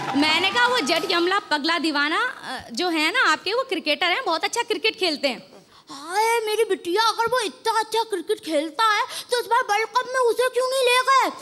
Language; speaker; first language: Hindi; native; Hindi